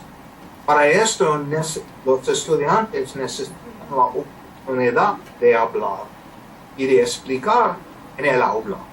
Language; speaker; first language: Spanish; non-native, learner; English